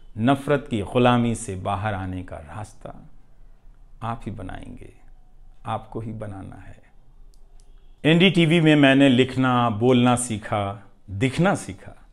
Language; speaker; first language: Hindi; non-native, local second language; Bhojpuri